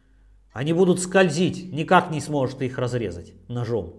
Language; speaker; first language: Russian; native; Russian